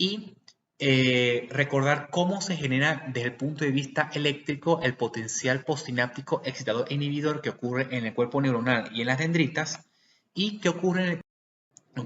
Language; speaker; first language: Spanish; native; Spanish